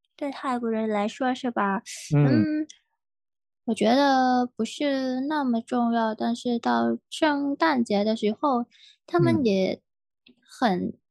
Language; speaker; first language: Chinese; non-native, fluent; Thai